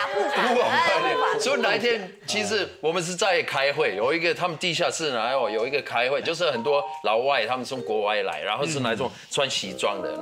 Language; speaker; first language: Chinese; non-native, fluent; German